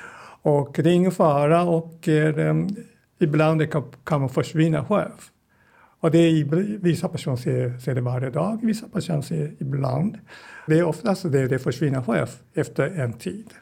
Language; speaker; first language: Swedish; non-native, fluent; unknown